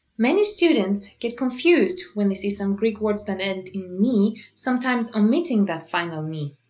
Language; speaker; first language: English; non-native, fluent; Greek